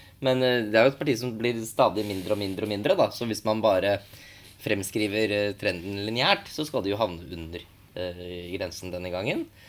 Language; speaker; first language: Norwegian; native; Norwegian